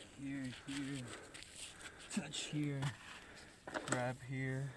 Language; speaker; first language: English; non-native, learner; Polish